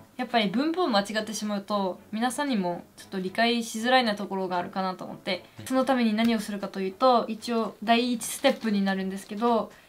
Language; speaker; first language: Japanese; non-native, fluent; French